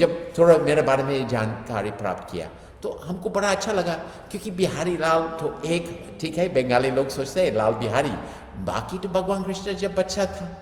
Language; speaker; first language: Hindi; non-native, fluent; English